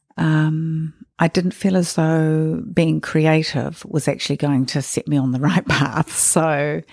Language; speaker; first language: English; native; English